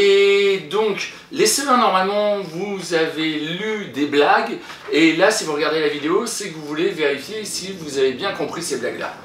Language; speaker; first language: French; native; French